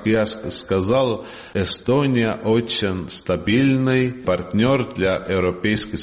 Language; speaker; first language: Russian; non-native, learner; Estonian